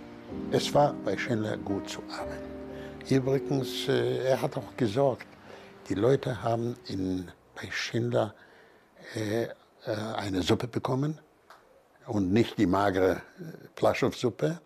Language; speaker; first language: German; non-native, fluent; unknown